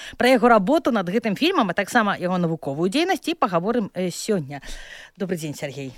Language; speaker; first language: Belarusian; native; Belarusian